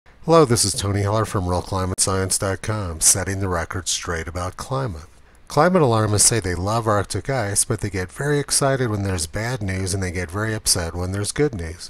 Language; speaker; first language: English; native; English